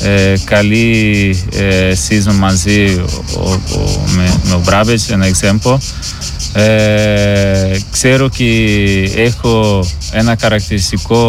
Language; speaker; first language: Greek; non-native, learner; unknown